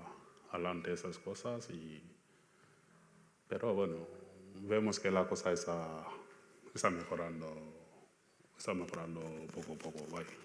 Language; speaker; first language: Spanish; non-native, fluent; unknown